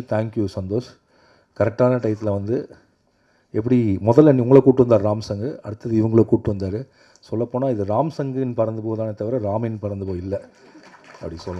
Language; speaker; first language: Tamil; native; Tamil